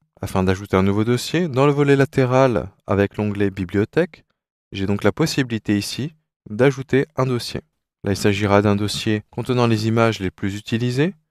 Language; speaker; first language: French; native; French